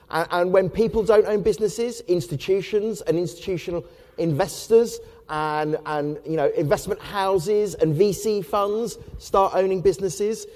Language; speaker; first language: English; native; English